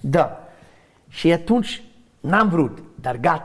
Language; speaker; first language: Romanian; non-native, learner; English